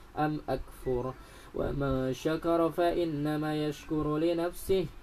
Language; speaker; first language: Arabic; non-native, learner; Indonesian